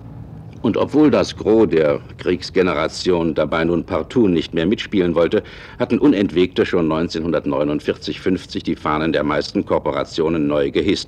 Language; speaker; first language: German; native; German